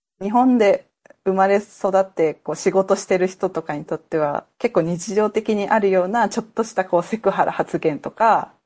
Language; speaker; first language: Japanese; native; Japanese